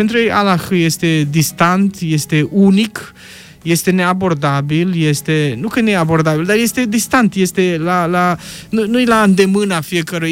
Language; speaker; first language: Romanian; native; Romanian